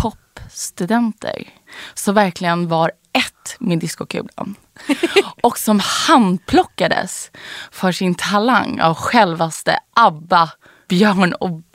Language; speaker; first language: Swedish; native; Swedish